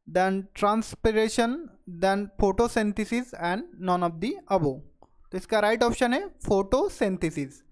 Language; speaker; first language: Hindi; non-native, local second language; Marathi